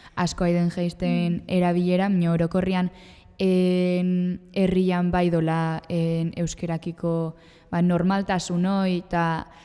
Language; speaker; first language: Basque; native; Basque